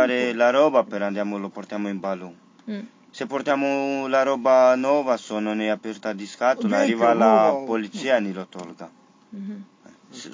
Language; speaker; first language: Italian; non-native, learner; Romanian